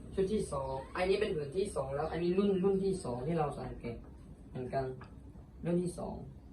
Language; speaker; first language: Thai; native; Thai